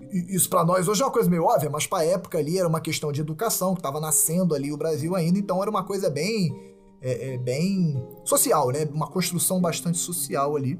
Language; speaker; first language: Portuguese; native; Portuguese